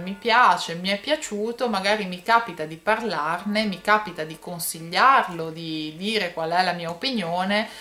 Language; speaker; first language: Italian; native; Italian